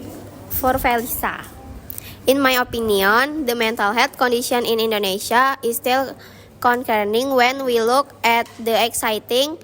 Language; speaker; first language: English; non-native, learner; Indonesian